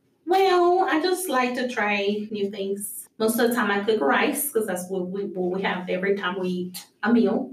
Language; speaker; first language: English; early bilingual, other home language; Spanish